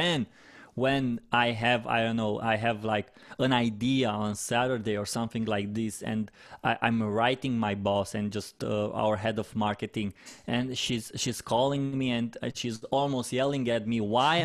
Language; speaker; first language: English; non-native, fluent; Romanian